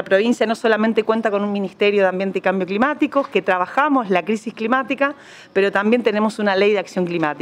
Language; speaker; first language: Spanish; native; Spanish